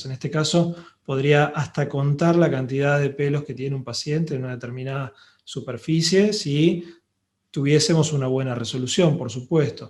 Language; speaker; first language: Spanish; native; Spanish